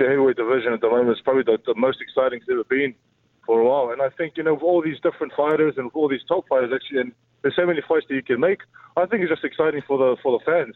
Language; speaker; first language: English; native; English